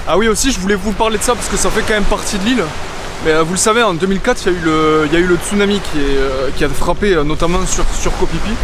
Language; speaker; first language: French; native; French